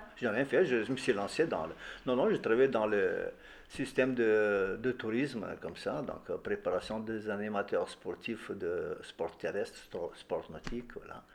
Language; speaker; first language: French; non-native, fluent; Bulgarian